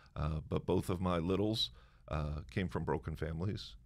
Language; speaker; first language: English; native; English